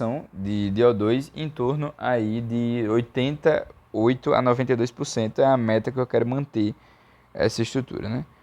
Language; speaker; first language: Portuguese; native; Portuguese